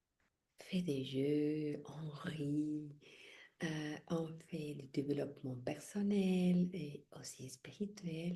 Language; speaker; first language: French; non-native, fluent; Spanish